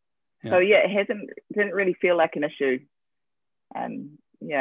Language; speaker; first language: English; native; English